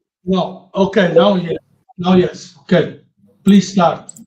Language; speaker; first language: English; non-native, learner; Italian